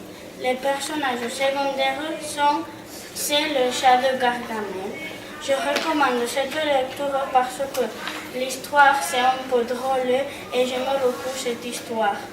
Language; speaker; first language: French; non-native, learner; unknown